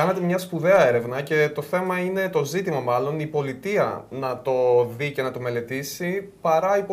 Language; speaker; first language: Greek; native; Greek